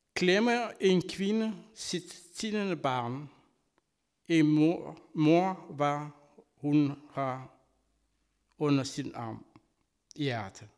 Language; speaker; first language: Danish; non-native, fluent; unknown